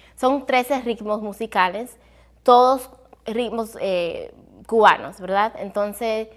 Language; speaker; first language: Spanish; early bilingual, heritage; Spanish